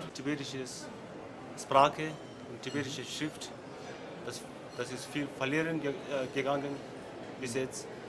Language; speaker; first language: German; non-native, learner; Tibetan